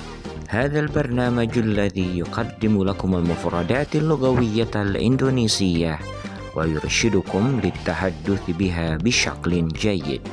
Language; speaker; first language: Arabic; non-native, fluent; Indonesian